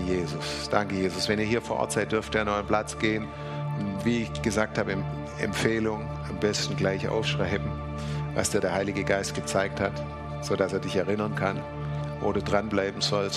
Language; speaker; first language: German; native; German